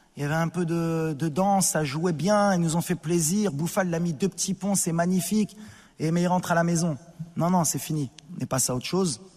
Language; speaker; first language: French; early bilingual, other home language; Arabic